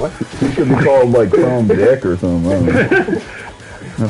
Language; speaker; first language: English; native; English